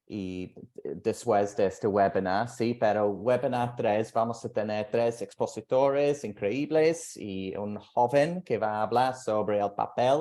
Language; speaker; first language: Spanish; non-native, fluent; English